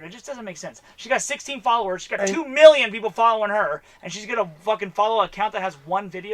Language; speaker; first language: English; native; English